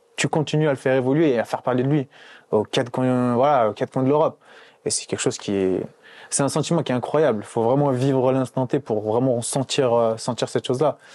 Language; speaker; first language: French; native; French